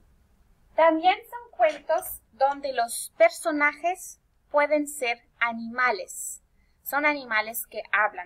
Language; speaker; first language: Spanish; early bilingual, heritage; Spanish